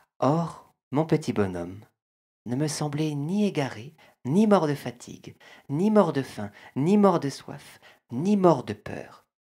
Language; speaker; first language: French; native; French